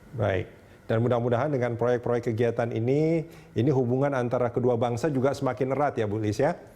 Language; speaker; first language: Indonesian; native; Indonesian